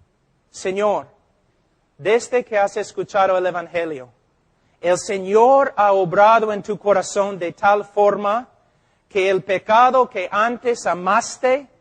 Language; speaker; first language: Spanish; non-native, fluent; English